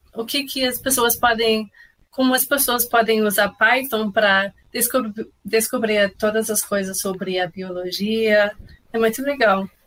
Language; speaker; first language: Portuguese; non-native, fluent; English